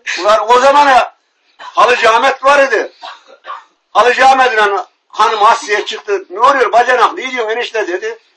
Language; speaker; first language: Turkish; native; Turkish